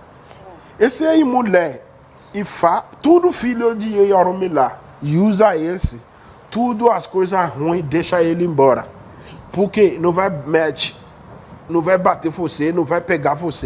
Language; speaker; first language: Portuguese; non-native, learner; Yoruba